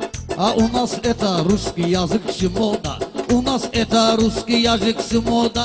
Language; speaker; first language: Russian; non-native, local second language; Talysh